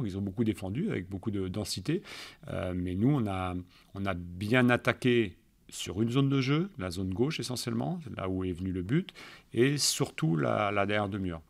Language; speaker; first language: French; native; French